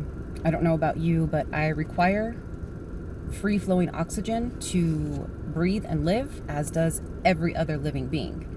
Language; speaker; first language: English; native; English